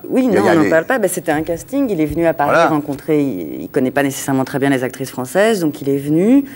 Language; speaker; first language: French; native; French